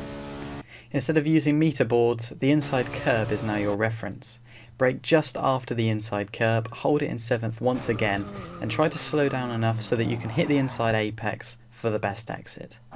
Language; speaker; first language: English; native; English